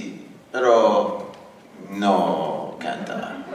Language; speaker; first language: Spanish; non-native, learner; English